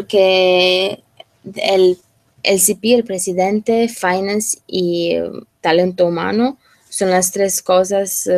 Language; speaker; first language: Spanish; non-native, learner; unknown